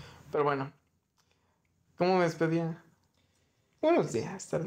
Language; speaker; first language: Spanish; native; Spanish